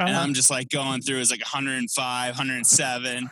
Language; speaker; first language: English; native; English